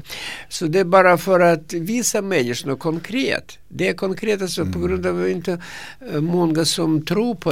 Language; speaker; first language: Swedish; non-native, fluent; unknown